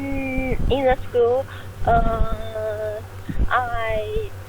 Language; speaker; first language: English; non-native, learner; Chinese